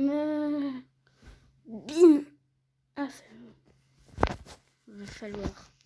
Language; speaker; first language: French; native; French